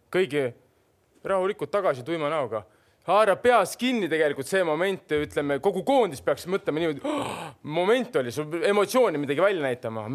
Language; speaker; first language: Estonian; native; Estonian